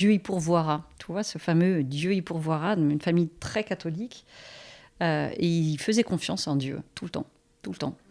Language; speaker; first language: French; native; French